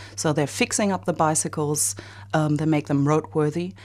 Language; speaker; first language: English; non-native, fluent; German